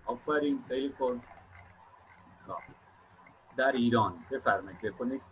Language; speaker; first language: Persian; non-native, fluent; Urdu